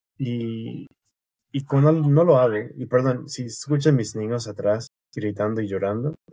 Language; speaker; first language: Spanish; non-native, fluent; English